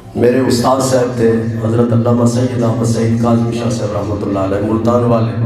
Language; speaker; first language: Urdu; non-native, local second language; Punjabi